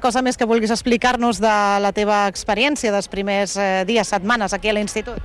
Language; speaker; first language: Catalan; native; Catalan